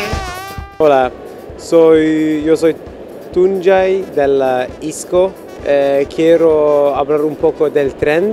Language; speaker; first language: Spanish; non-native, learner; Turkish